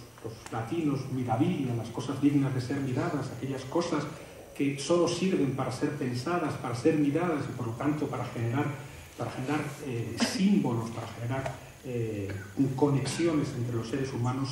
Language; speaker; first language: Spanish; native; Spanish